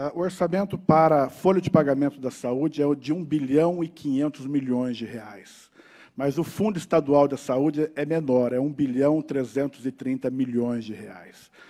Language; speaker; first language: Portuguese; native; Portuguese